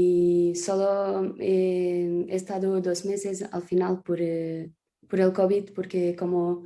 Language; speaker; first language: Spanish; non-native, fluent; Portuguese